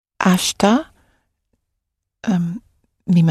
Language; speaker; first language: Japanese; non-native, learner; English